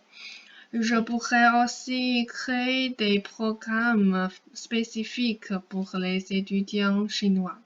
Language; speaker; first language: French; non-native, fluent; Chinese